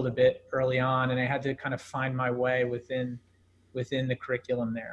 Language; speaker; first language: English; native; English